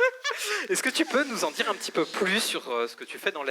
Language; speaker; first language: French; native; French